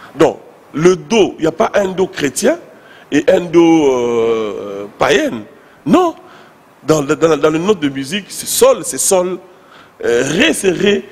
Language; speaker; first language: French; non-native, local second language; Lingala